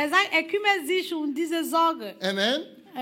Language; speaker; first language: German; non-native, learner; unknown